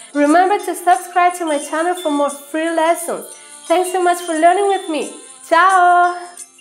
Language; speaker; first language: English; non-native, fluent; Italian